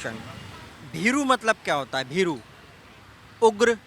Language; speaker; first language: Hindi; native; Hindi